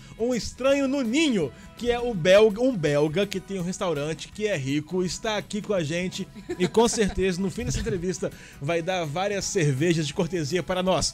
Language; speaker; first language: Portuguese; native; Portuguese